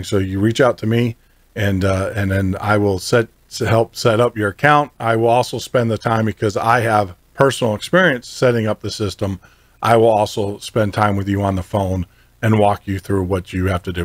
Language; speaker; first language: English; native; English